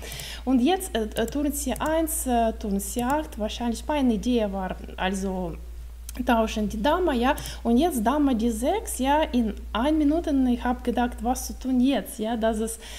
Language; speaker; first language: German; non-native, learner; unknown